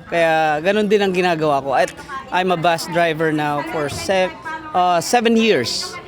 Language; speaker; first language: Filipino; native; Filipino